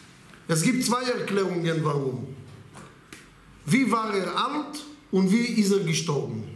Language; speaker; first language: German; non-native, learner; Hebrew